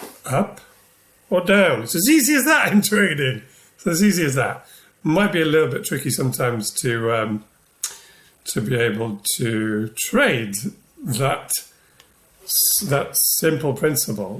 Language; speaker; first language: English; native; English